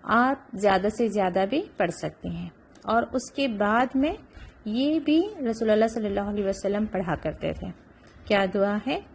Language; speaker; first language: Urdu; native; Urdu